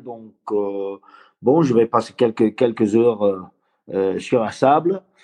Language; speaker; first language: French; non-native, fluent; English